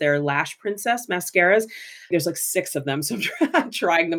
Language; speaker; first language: English; native; English